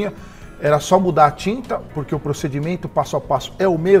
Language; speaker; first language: Portuguese; native; Portuguese